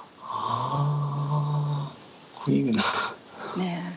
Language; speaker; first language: Korean; non-native, learner; Japanese